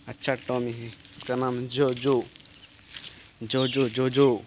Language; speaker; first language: Hindi; non-native, local second language; Odia